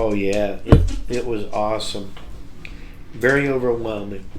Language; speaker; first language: English; native; English